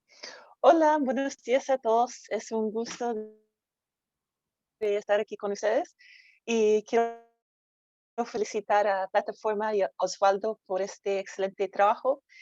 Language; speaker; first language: Spanish; non-native, fluent; English